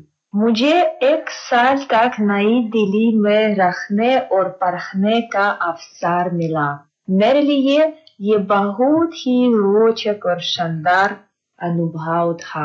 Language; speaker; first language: Hindi; non-native, fluent; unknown